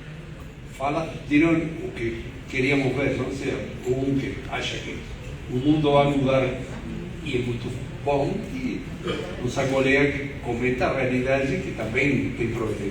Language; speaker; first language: Portuguese; non-native, fluent; Spanish